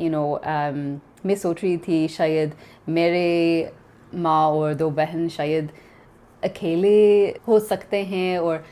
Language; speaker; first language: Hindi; non-native, learner; English